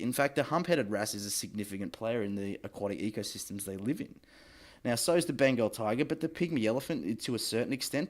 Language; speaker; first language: English; native; English